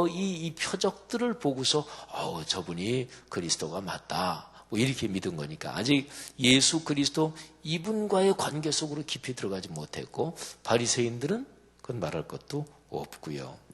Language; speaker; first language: Korean; native; Korean